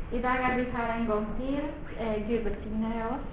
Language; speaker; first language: Swedish; non-native, fluent; Spanish